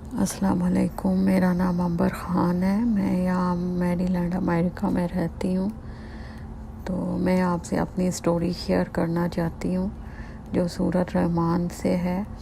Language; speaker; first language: Urdu; native; Urdu